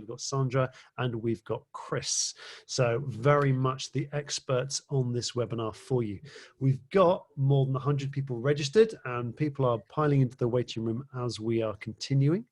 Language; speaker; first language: English; native; English